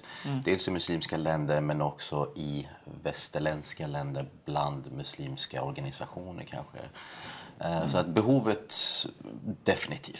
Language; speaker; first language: Swedish; early bilingual, other home language; Persian